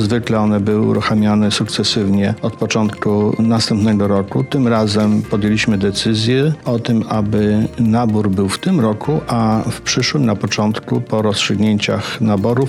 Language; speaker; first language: Polish; native; Polish